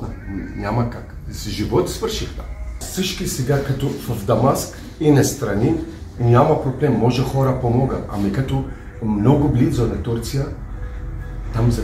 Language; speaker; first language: Bulgarian; non-native, learner; Arabic